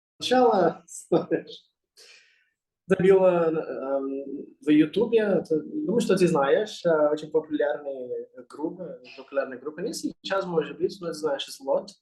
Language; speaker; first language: Russian; non-native, learner; Portuguese